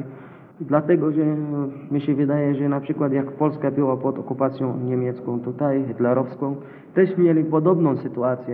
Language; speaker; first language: Polish; non-native, learner; Arabic